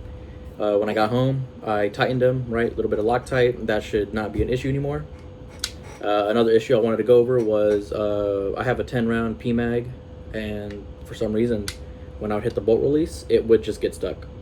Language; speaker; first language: English; native; English